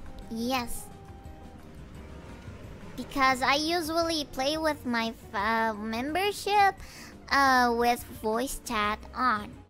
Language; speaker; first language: English; non-native, fluent; Indonesian